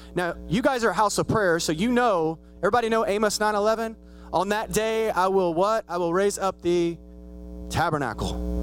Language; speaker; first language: English; native; English